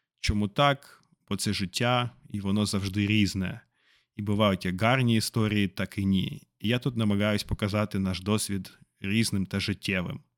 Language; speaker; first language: Ukrainian; non-native, local second language; Russian